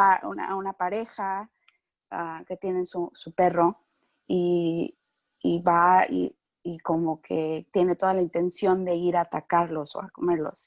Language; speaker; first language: Spanish; early bilingual, heritage; Spanish